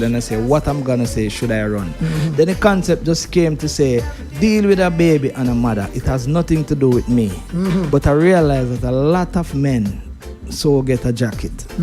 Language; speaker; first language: English; native; English